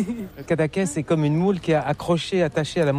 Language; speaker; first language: French; native; French